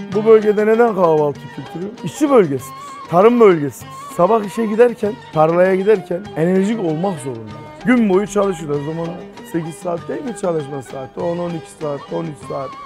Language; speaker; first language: Turkish; native; Turkish